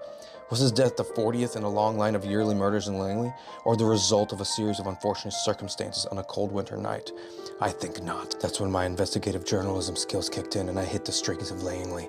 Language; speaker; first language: English; native; English